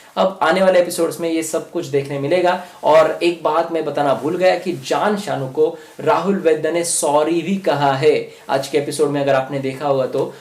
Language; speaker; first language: Hindi; non-native, local second language; Marathi